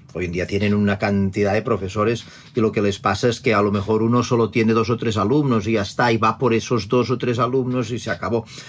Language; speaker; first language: Spanish; non-native, local second language; Catalan